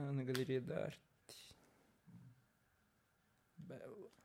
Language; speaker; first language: Italian; non-native, learner; Portuguese